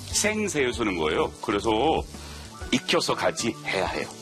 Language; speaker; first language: Korean; non-native, fluent; English